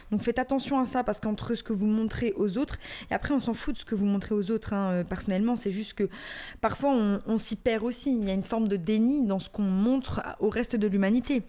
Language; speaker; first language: French; native; French